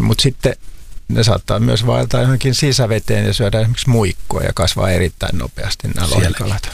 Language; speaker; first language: Finnish; native; Finnish